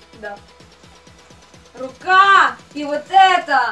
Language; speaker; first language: Russian; native; Russian